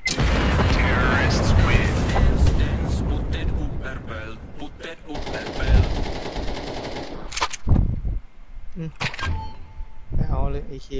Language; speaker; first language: Thai; native; Thai